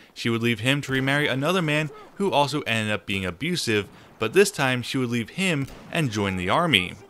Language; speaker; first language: English; native; English